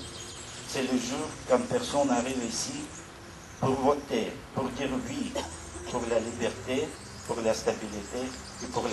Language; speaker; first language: French; non-native, learner; Russian